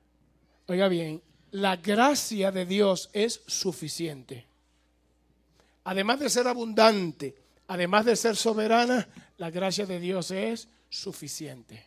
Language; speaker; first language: Spanish; native; Spanish